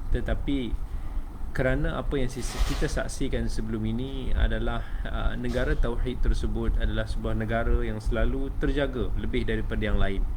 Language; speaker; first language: Malay; native; Malay